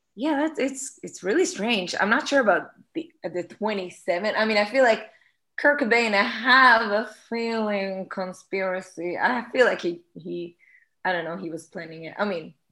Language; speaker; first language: English; non-native, fluent; Hebrew